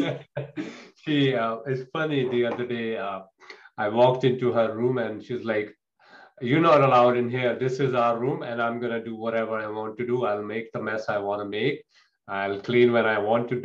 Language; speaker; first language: English; non-native, local second language; Punjabi